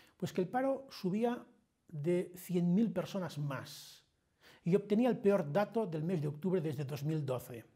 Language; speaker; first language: Spanish; non-native, local second language; Catalan